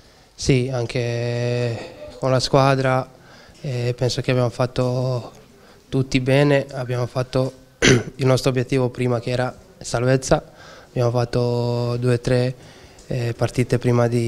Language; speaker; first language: Italian; non-native, learner; Serbian